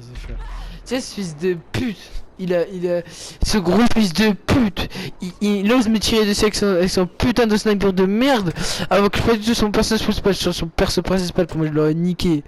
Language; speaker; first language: French; native; French